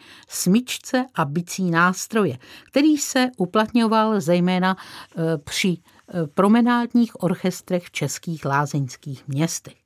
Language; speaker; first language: Czech; native; Czech